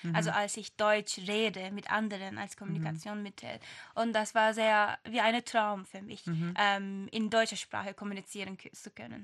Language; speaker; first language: German; non-native, fluent; Turkish